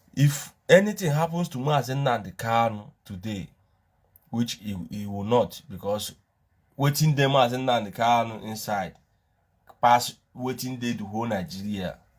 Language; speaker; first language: Nigerian Pidgin; non-native, local second language; Igbo